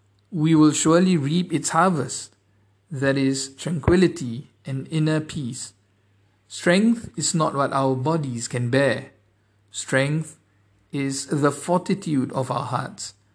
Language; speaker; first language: English; non-native, local second language; Malay